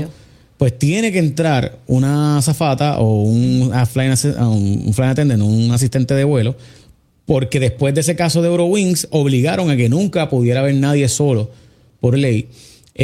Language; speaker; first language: Spanish; native; Spanish